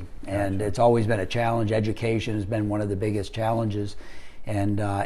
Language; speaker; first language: English; native; English